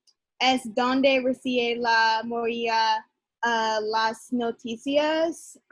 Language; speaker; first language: Spanish; non-native, learner; English